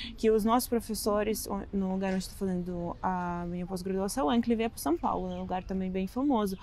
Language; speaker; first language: Portuguese; non-native, fluent; Russian